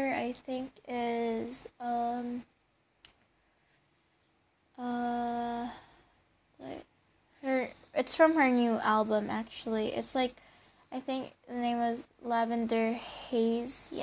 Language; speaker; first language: English; non-native, local second language; Filipino